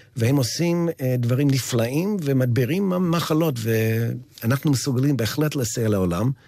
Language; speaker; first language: Hebrew; non-native, fluent; English